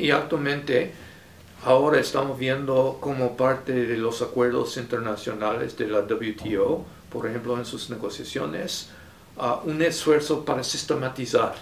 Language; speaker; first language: Spanish; non-native, fluent; English